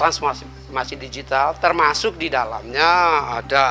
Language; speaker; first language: Indonesian; native; Indonesian